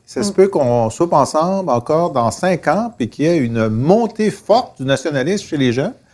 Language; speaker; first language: French; native; French